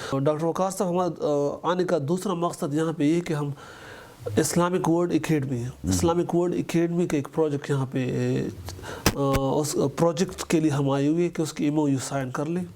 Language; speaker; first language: Urdu; non-native, local second language; Pashto